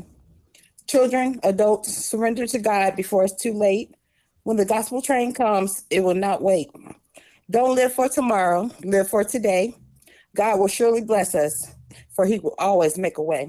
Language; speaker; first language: English; native; English